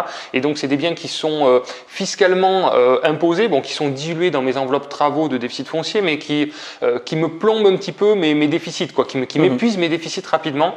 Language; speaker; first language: French; native; French